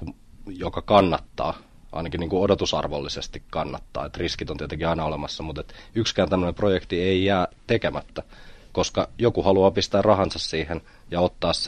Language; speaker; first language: Finnish; native; Finnish